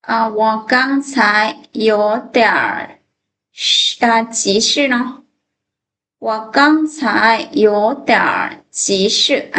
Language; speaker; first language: Chinese; non-native, fluent; Lao